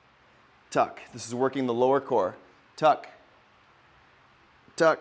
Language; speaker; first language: English; native; English